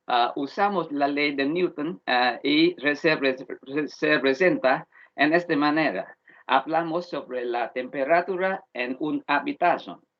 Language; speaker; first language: Spanish; non-native, learner; Vietnamese